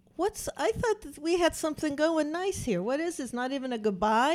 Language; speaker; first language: English; native; English